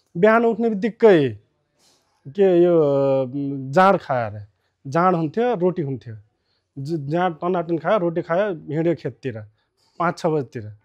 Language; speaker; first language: Nepali; non-native, local second language; Rana Tharu